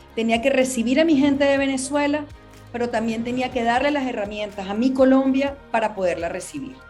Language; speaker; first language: Spanish; native; Spanish